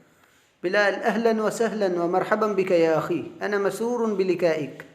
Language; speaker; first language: Arabic; non-native, fluent; Urdu